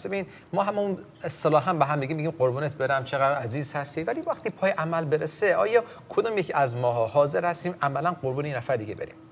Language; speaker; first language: Persian; native; Persian